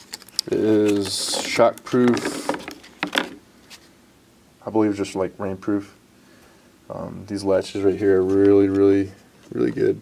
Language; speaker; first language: English; native; English